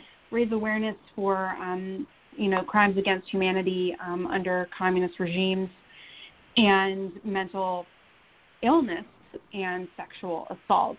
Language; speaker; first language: English; native; English